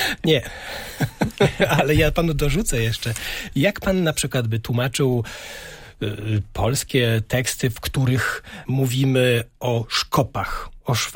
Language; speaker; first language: Polish; native; Polish